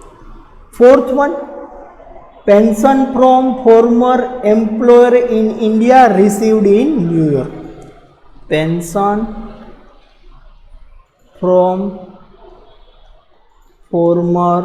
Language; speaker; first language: English; non-native, local second language; Gujarati